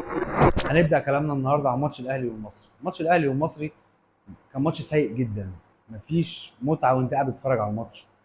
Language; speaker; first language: Arabic; native; Arabic